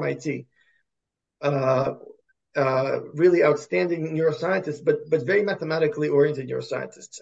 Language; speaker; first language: English; early bilingual, other home language; Russian